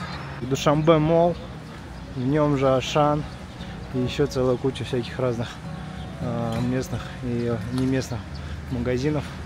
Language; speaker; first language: Russian; native; Russian